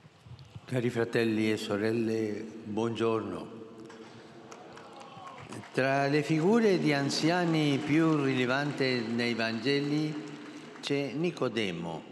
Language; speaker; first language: Italian; non-native, fluent; Spanish